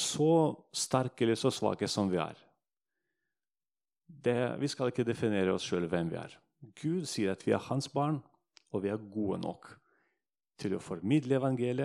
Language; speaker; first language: Norwegian; non-native, fluent; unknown